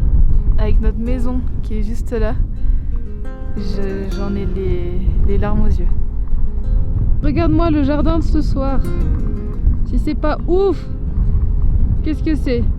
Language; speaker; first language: French; native; French